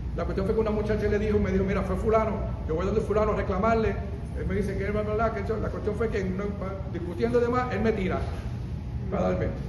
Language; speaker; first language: Spanish; early bilingual, heritage; Spanish